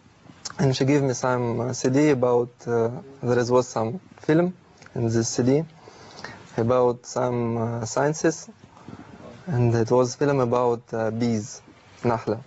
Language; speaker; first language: English; non-native, learner; Russian